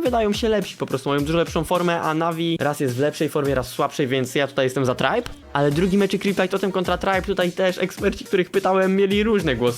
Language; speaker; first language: Polish; native; Polish